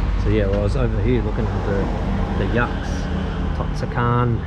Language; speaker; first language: English; native; English